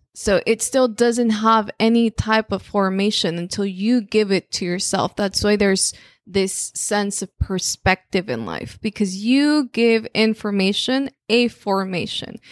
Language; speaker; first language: English; non-native, fluent; Spanish